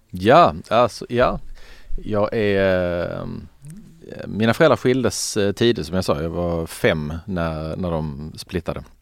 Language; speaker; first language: Swedish; early bilingual, other home language; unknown